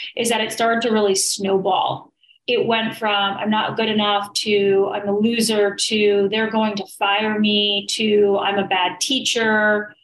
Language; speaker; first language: English; native; English